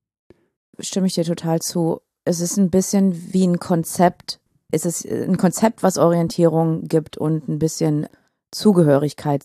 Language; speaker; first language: German; native; German